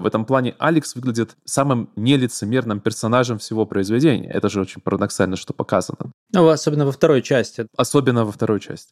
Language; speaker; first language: Russian; native; Russian